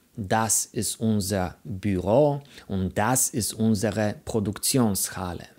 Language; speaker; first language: German; non-native, fluent; Polish